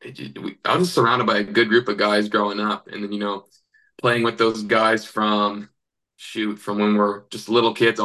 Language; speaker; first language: English; native; English